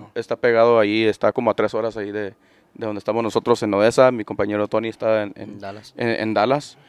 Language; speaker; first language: Spanish; native; Spanish